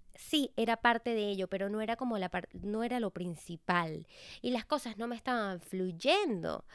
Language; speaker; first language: Spanish; native; Spanish